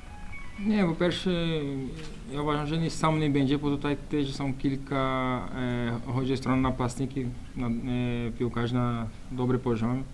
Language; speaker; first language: Polish; non-native, learner; Portuguese